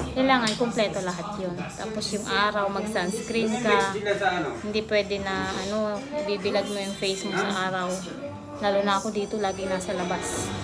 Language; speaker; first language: Filipino; non-native, local second language; Cebuano